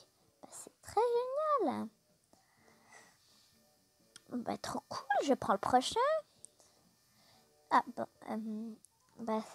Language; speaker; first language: French; native; French